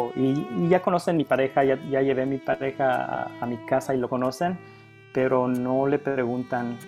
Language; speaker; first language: Spanish; early bilingual, heritage; Spanish